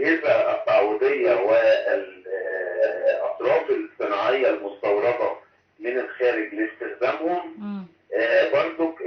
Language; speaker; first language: Arabic; native; Arabic